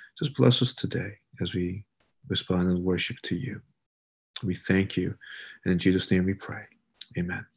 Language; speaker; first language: English; early bilingual, other home language; Korean